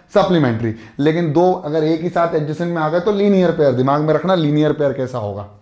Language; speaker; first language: Hindi; native; Hindi